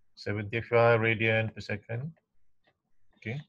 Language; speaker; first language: English; non-native, local second language; Malay